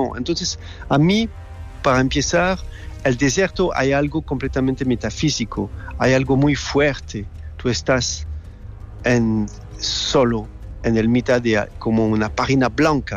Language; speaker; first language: Spanish; non-native, learner; French